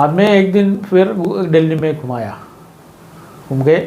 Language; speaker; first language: Hindi; non-native, local second language; Malayalam